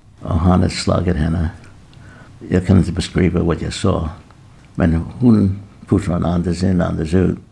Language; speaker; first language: Swedish; non-native, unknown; English